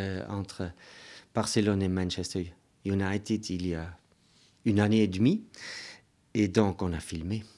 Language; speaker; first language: French; non-native, local second language; German